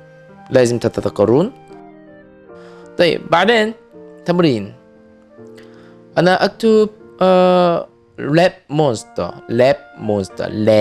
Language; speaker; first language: Arabic; non-native, fluent; Korean